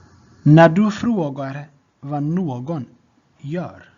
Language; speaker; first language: Swedish; non-native, fluent; Tigrinya